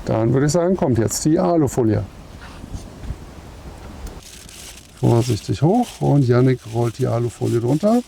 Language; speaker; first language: German; native; German